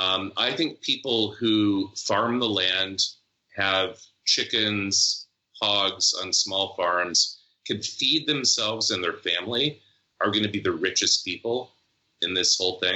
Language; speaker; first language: English; native; English